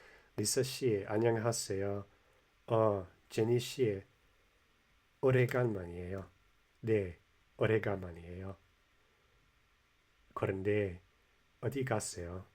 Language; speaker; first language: Korean; non-native, learner; English